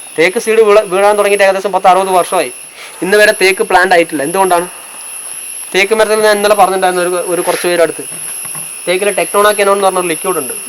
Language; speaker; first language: Malayalam; non-native, local second language; Tamil